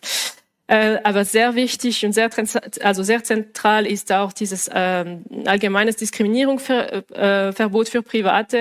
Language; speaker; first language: German; non-native, local second language; French